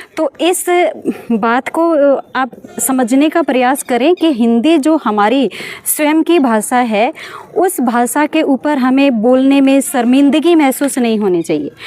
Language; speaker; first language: Hindi; native; Hindi